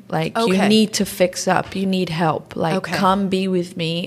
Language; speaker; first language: English; early bilingual, other home language; Portuguese